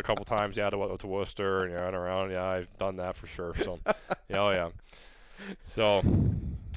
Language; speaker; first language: English; native; English